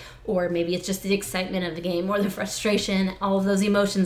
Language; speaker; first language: English; native; English